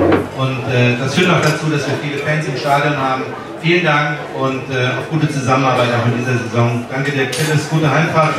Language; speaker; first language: German; native; German